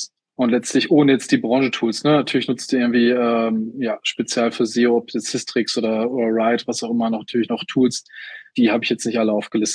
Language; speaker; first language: German; native; German